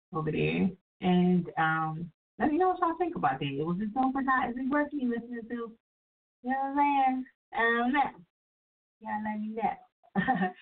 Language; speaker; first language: English; native; English